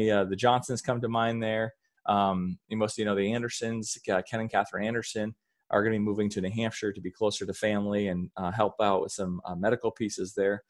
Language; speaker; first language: English; native; English